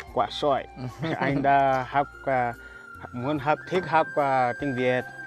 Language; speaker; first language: Vietnamese; non-native, learner; Portuguese